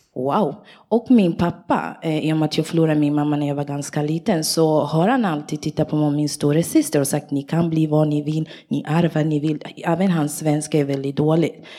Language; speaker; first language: Swedish; early bilingual, other home language; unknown